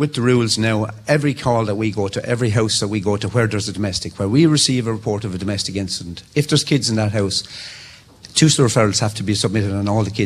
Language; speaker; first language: English; native; English